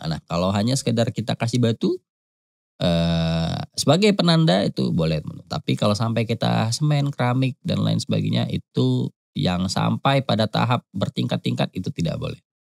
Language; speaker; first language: Indonesian; native; Indonesian